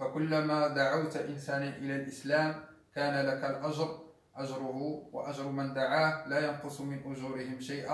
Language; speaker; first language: Arabic; native; Arabic